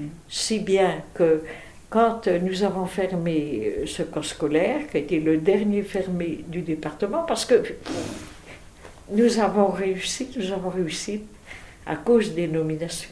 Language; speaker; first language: French; native; French